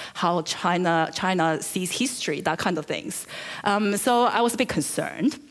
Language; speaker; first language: English; early bilingual, other home language; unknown